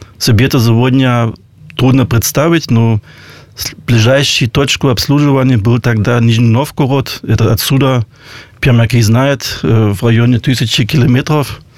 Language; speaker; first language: Russian; non-native, fluent; German